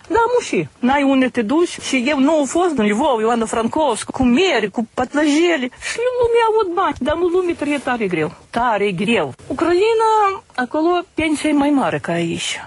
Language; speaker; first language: Romanian; non-native, learner; Ukrainian